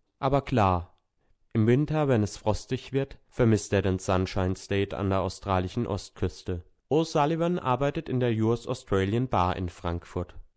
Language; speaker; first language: German; native; German